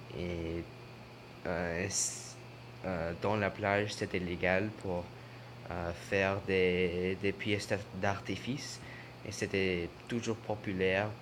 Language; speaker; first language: French; non-native, learner; English